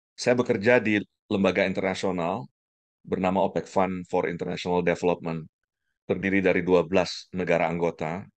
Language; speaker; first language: Indonesian; native; Indonesian